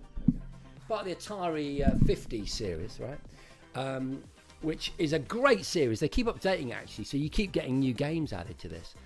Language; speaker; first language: English; native; English